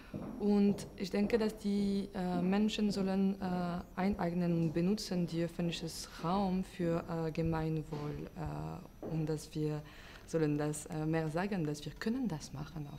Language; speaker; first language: German; non-native, fluent; French